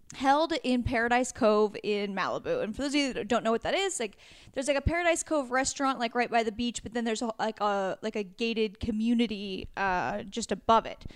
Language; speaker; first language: English; native; English